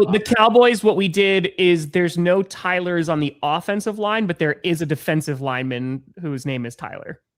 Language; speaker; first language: English; native; English